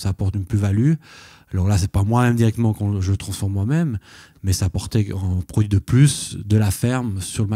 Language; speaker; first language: French; native; French